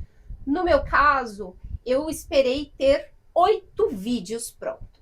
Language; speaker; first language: Portuguese; native; Portuguese